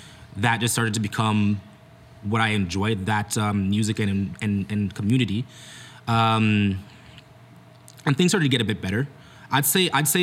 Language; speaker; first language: English; native; English